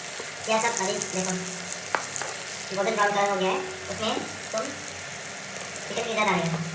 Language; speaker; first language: Hindi; non-native, local second language; Manipuri